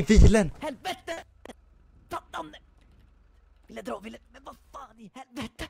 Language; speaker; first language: Swedish; native; Swedish